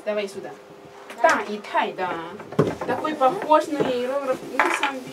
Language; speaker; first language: Russian; non-native, learner; Chinese